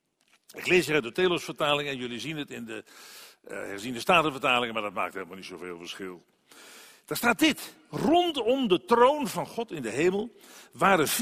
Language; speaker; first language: Dutch; native; Dutch